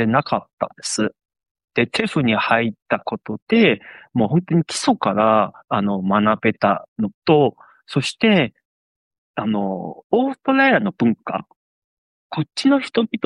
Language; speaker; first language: Japanese; non-native, fluent; Chinese